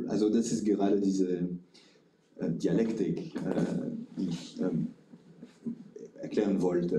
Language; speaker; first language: German; non-native, fluent; French